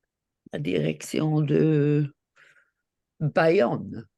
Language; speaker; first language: French; non-native, learner; English